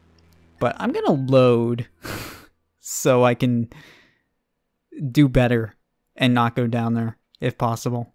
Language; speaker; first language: English; native; English